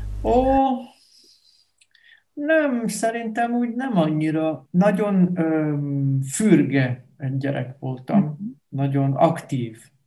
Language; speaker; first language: Hungarian; non-native, fluent; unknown